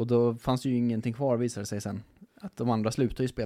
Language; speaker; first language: Swedish; native; Swedish